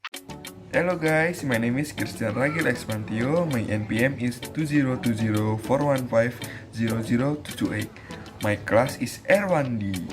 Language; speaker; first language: English; non-native, learner; Indonesian